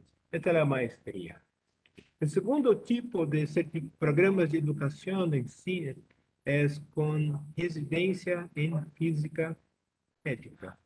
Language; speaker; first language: Spanish; non-native, learner; Portuguese